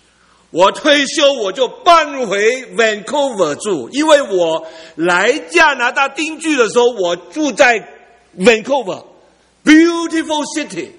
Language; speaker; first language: Chinese; early bilingual, heritage; Cantonese